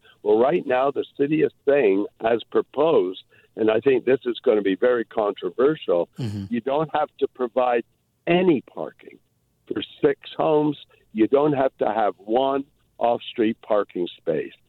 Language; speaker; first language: English; native; English